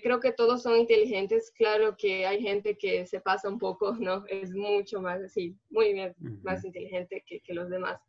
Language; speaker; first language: Spanish; early bilingual, other home language; Portuguese